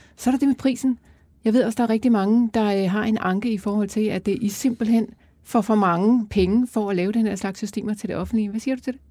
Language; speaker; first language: Danish; native; Danish